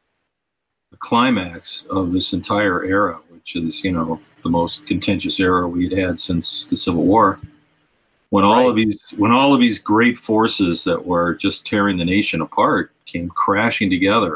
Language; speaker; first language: English; native; English